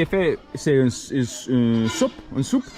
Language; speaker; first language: French; non-native, learner; English